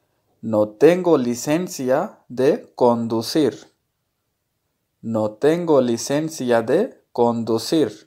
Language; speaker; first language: Spanish; non-native, learner; Urdu